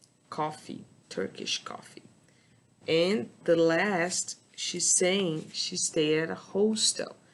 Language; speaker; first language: English; non-native, fluent; Portuguese